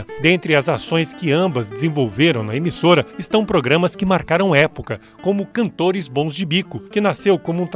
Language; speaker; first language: Portuguese; native; Portuguese